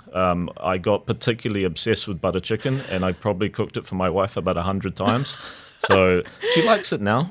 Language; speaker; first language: English; native; English